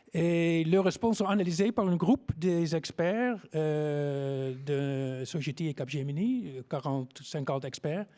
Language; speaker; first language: French; non-native, learner; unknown